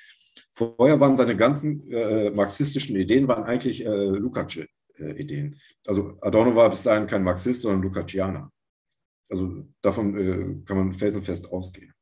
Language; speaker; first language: German; native; German